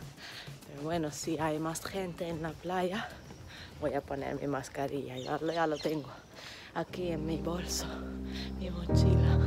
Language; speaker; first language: Spanish; non-native, fluent; Turkish